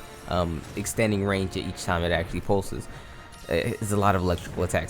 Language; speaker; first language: English; native; English